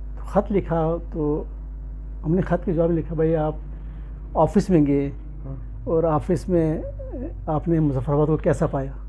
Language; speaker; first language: Urdu; non-native, local second language; Pahari-Potwari